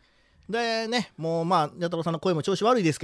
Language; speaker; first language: Japanese; native; Japanese